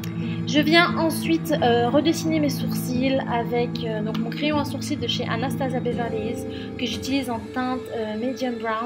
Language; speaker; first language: French; native; French